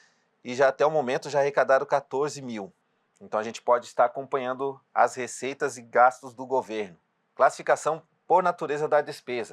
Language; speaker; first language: Portuguese; native; Portuguese